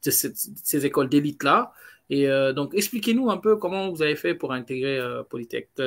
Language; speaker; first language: French; non-native, local second language; Wolof